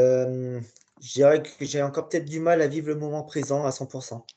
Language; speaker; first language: French; native; French